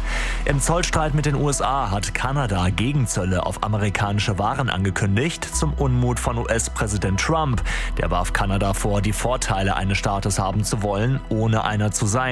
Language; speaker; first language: German; native; German